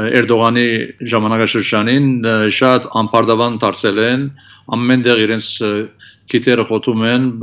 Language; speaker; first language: Armenian; early bilingual, heritage; Armenian